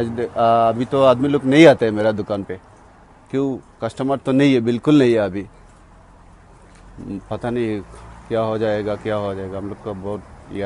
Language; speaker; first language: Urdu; non-native, learner; Bangla